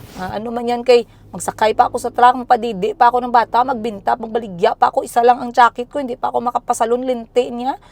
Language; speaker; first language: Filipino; non-native, local second language; Cebuano